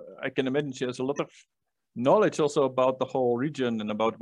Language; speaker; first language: English; non-native, fluent; Dutch